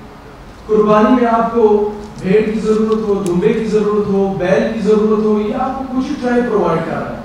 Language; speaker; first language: Urdu; non-native, local second language; Pashto